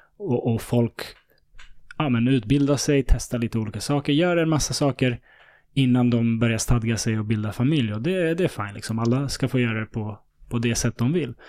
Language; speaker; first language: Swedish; early bilingual, other home language; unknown